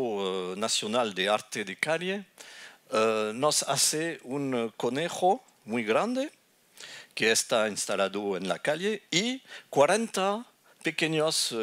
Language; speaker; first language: Spanish; non-native, fluent; French